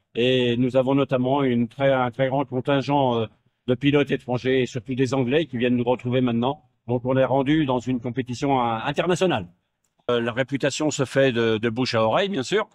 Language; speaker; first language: French; native; French